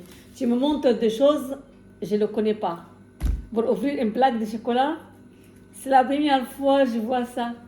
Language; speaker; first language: French; non-native, fluent; Arabic